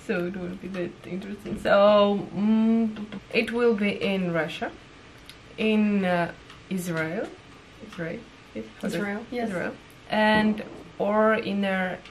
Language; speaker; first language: English; non-native, learner; Russian